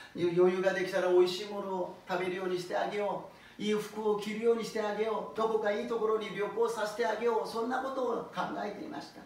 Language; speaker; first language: Japanese; non-native, fluent; Korean